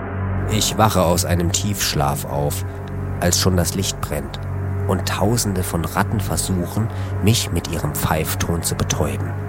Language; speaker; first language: German; native; German